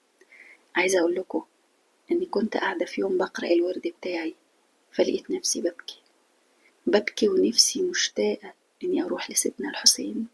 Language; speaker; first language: Arabic; native; Arabic